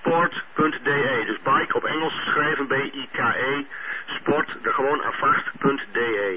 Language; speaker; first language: Dutch; native; Dutch